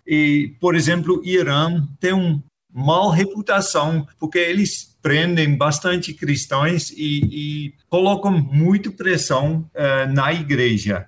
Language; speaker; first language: Portuguese; non-native, fluent; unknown